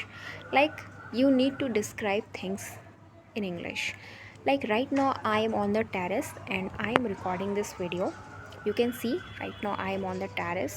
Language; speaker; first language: English; non-native, local second language; Hindi